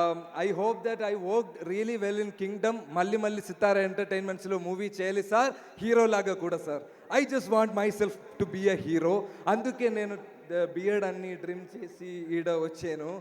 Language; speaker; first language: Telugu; non-native, learner; Malayalam